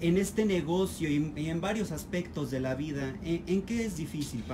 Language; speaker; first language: Spanish; native; Spanish